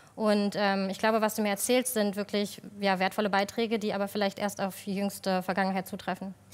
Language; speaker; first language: German; native; German